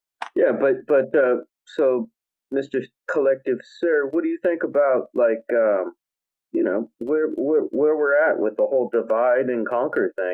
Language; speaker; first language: English; native; English